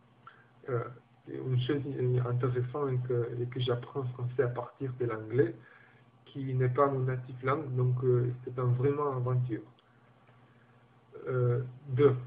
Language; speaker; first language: French; non-native, learner; Romanian